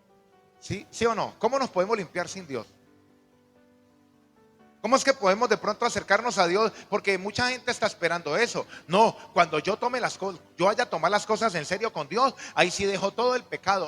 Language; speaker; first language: Spanish; native; Spanish